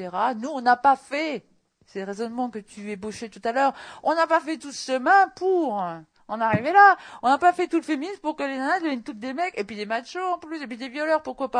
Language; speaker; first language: French; native; French